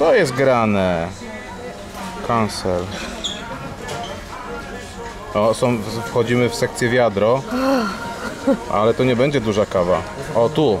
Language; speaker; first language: Polish; native; Polish